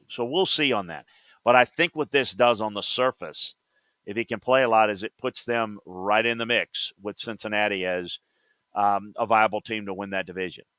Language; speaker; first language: English; native; English